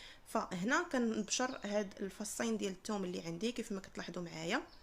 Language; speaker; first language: Arabic; native; Arabic